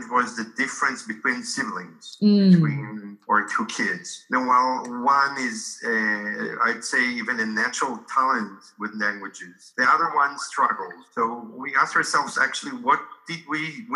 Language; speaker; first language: English; non-native, fluent; Hebrew